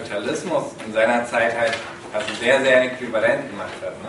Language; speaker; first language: German; native; German